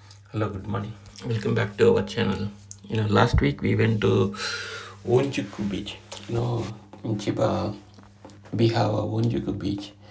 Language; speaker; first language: English; non-native, local second language; Tamil